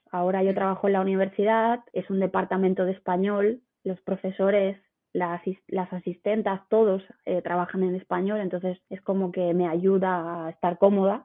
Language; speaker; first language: Spanish; native; Spanish